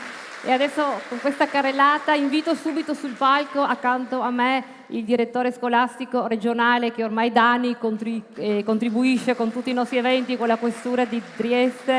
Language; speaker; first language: Italian; native; Italian